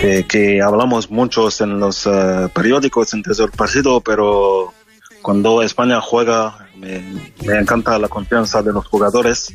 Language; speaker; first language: Spanish; non-native, fluent; French